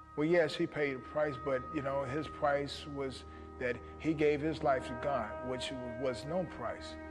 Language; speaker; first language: English; native; English